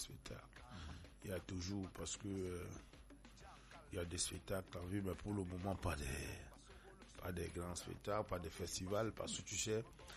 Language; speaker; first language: French; non-native, local second language; Basaa